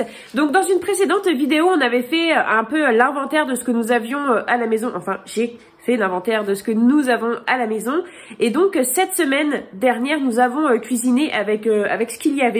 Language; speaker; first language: French; native; French